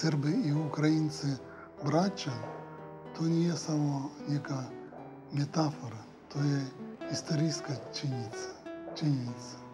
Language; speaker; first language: Ukrainian; early bilingual, heritage; Serbian